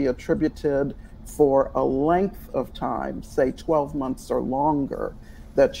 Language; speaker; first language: English; native; English